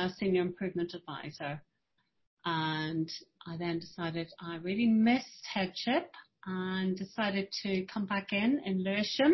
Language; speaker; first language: English; native; English